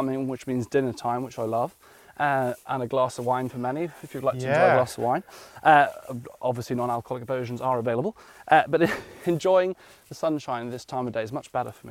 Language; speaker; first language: English; native; English